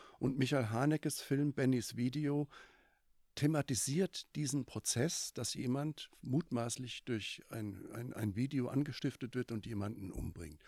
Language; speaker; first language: German; native; German